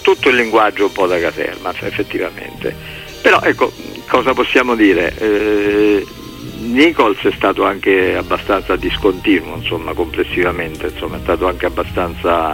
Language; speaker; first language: Italian; native; Italian